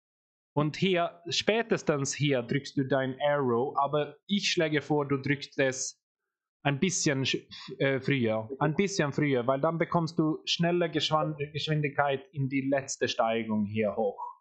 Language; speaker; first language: German; non-native, fluent; Swedish